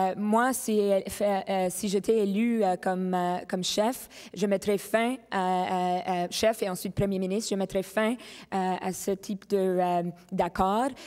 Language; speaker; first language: French; non-native, local second language; English